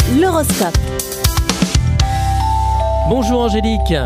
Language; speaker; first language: French; native; French